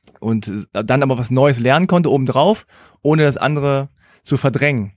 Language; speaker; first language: German; early bilingual, other home language; Korean